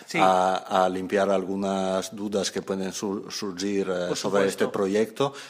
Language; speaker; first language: Spanish; non-native, fluent; Italian